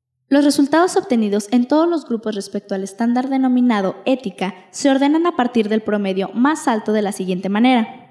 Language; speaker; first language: Spanish; native; Spanish